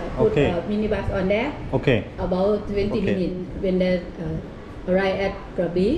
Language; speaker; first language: English; non-native, learner; Thai